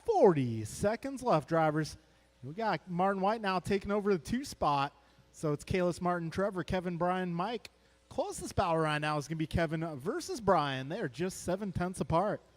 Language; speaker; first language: English; native; English